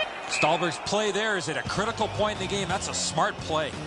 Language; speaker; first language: English; native; English